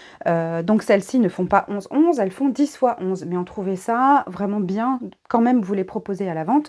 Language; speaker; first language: French; native; French